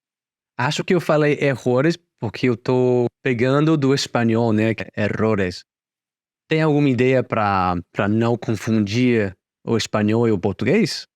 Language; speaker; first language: Portuguese; non-native, fluent; English